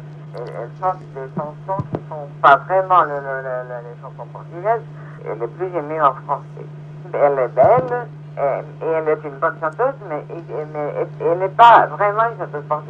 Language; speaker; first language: French; non-native, fluent; Portuguese